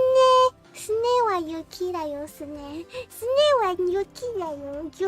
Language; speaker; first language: Japanese; non-native, learner; English